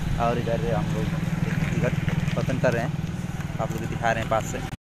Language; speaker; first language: Hindi; native; Hindi